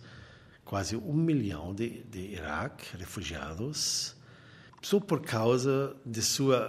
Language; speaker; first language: Portuguese; non-native, fluent; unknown